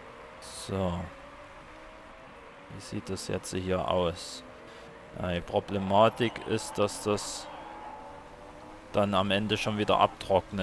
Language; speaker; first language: German; native; German